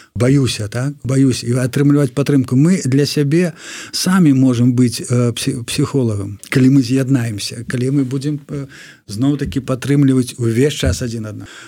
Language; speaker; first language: Belarusian; non-native, local second language; Russian